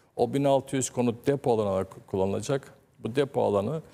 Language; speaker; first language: Turkish; native; Turkish